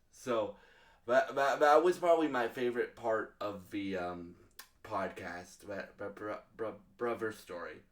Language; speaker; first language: English; native; English